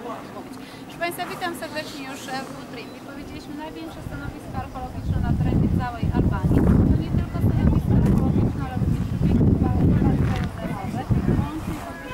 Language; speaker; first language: Polish; native; Polish